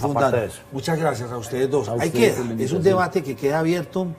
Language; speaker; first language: Spanish; native; Spanish